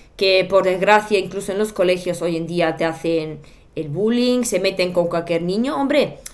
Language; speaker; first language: Spanish; non-native, fluent; Bulgarian